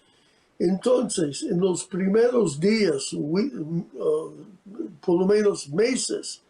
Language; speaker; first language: Spanish; non-native, fluent; English